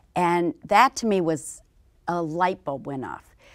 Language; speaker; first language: English; native; English